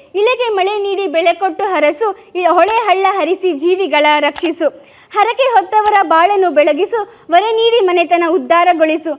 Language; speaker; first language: Kannada; native; Kannada